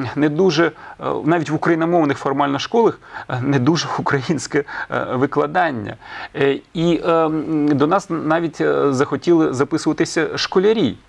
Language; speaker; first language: Ukrainian; non-native, local second language; Russian